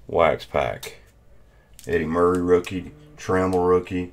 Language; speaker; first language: English; native; English